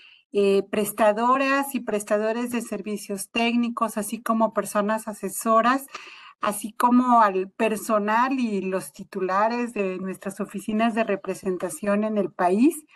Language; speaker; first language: Spanish; native; Spanish